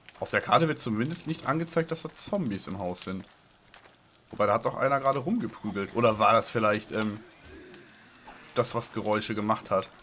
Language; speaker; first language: German; native; German